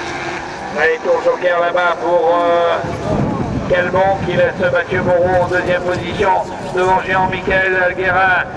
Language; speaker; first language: French; native; French